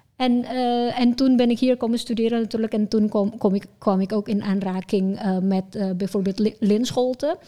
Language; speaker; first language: Dutch; non-native, fluent; Indonesian